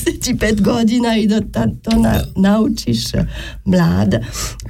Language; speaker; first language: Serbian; non-native, learner; French